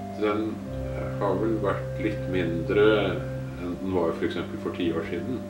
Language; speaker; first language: Norwegian; native; Norwegian